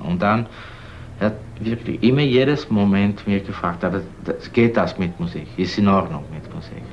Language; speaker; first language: German; non-native, learner; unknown